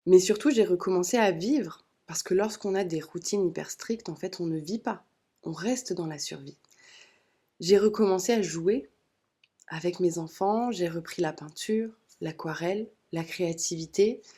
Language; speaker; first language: French; native; French